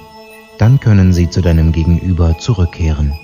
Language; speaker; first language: German; native; German